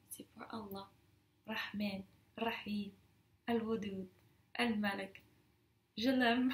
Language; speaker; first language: French; non-native, fluent; English